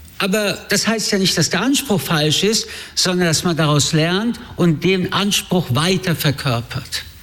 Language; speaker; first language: German; early bilingual, other home language; French